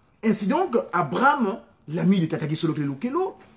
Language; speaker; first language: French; non-native, local second language; Kongo